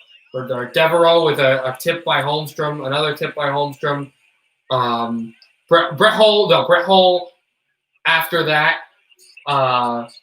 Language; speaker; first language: English; native; English